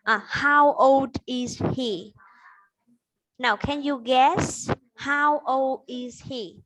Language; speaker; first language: English; non-native, fluent; Vietnamese